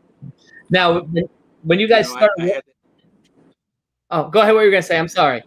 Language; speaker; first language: English; native; English